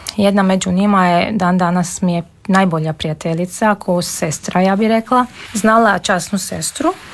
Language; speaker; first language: Serbian; non-native, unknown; Armenian